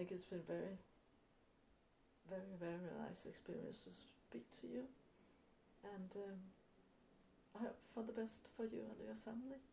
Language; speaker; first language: English; non-native, fluent; Danish